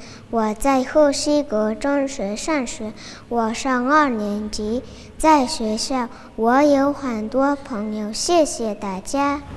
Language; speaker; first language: Chinese; non-native, learner; Mongolian